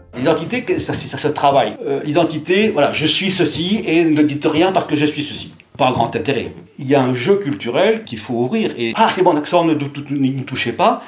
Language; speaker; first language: French; native; French